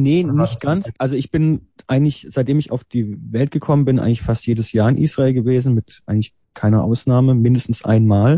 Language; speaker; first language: German; native; German